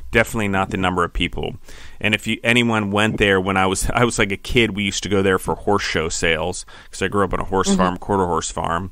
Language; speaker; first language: English; native; English